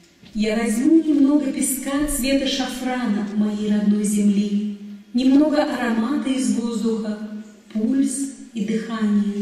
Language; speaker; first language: Russian; native; Russian